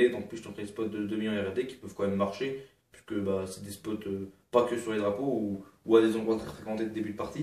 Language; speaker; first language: French; native; French